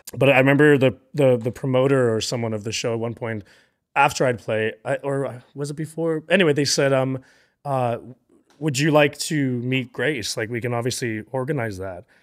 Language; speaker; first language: English; native; English